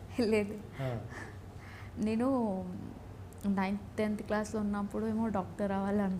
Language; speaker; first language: Telugu; non-native, learner; Odia